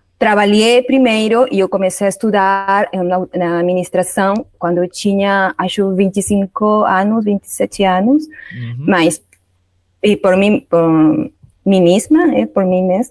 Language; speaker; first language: Portuguese; non-native, learner; Spanish